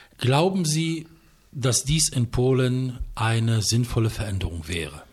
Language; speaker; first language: German; non-native, fluent; Polish